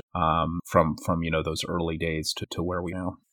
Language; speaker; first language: English; native; English